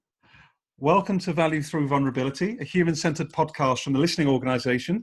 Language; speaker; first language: English; native; English